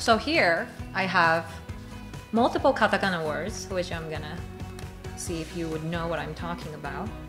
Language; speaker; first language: English; non-native, fluent; Japanese